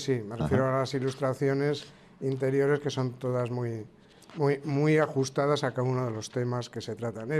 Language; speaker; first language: Spanish; native; Spanish